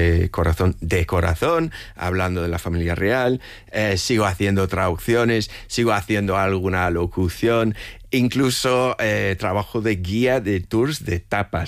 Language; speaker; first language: Spanish; non-native, fluent; English